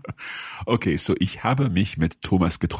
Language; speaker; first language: German; non-native, learner; English